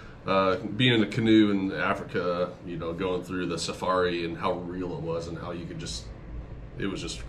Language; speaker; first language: English; native; English